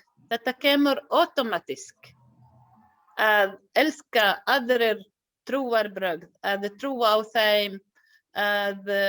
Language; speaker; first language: Icelandic; non-native, learner; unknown